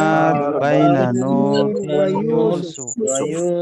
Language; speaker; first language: Arabic; non-native, learner; Indonesian